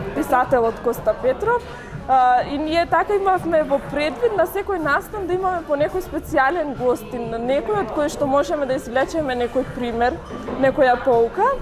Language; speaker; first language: Macedonian; non-native, local second language; Albanian